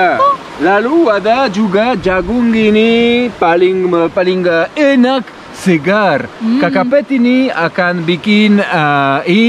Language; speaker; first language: Indonesian; non-native, learner; French